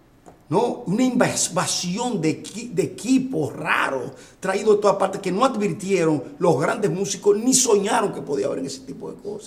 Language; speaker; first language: Spanish; native; Spanish